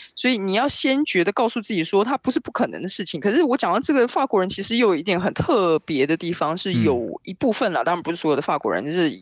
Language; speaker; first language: Chinese; non-native, local second language; Min Nan Chinese